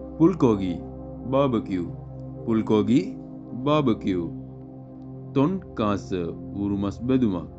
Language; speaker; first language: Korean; non-native, learner; Sinhala